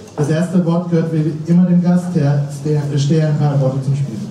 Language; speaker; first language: German; native; German